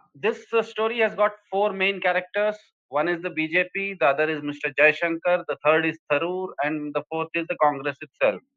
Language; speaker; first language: English; non-native, local second language; Hindi